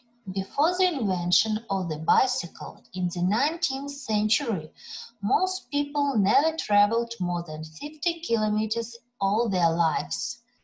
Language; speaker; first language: English; non-native, fluent; Ukrainian